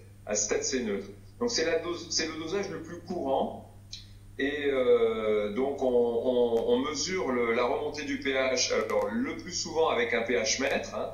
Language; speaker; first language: French; native; French